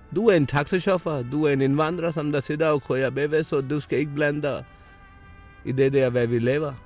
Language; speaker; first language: Danish; non-native, fluent; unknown